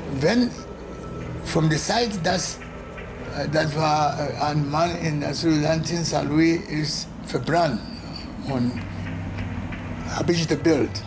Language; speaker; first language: German; non-native, learner; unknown